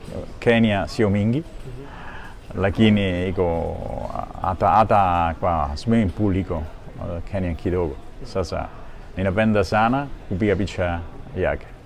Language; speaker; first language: Swahili; non-native, learner; Italian